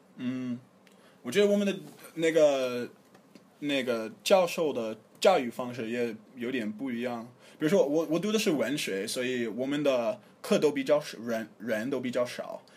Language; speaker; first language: Chinese; non-native, fluent; English